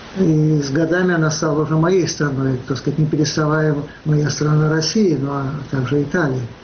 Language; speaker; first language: Russian; native; Russian